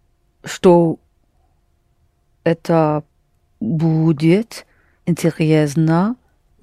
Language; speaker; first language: Russian; non-native, learner; English